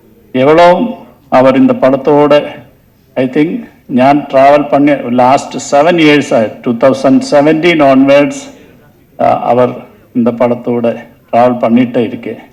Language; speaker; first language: Tamil; non-native, learner; Malayalam